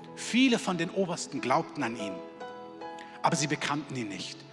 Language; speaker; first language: German; native; German